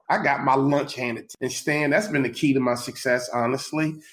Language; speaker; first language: English; native; English